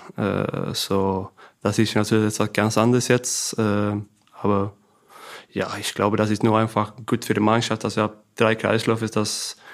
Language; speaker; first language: German; non-native, fluent; Swedish